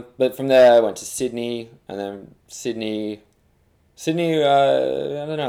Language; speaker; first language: English; native; English